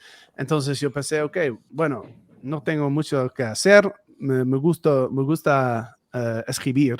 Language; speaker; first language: Spanish; non-native, fluent; Dutch